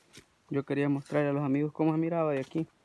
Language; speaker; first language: Spanish; native; Spanish